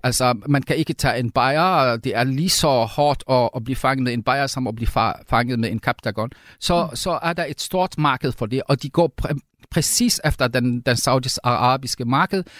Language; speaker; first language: Danish; non-native, fluent; Arabic